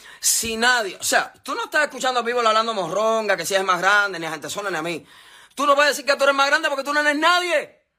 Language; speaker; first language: Spanish; native; Spanish